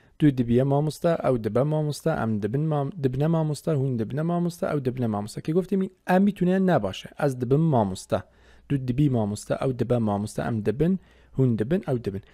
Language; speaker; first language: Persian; non-native, local second language; Kurdish